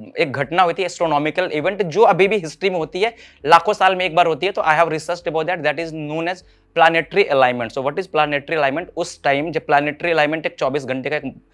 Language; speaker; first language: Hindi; native; Hindi